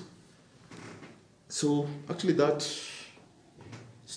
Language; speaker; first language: English; non-native, local second language; Luo (Kenya and Tanzania)